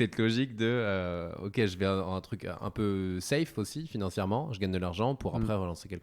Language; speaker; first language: French; native; French